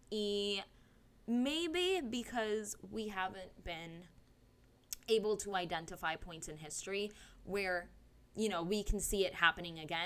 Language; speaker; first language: English; non-native, local second language; Spanish